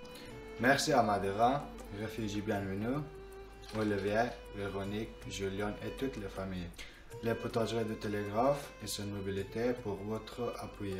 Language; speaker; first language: French; non-native, learner; Persian